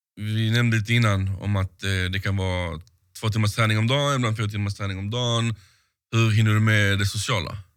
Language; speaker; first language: Swedish; native; Swedish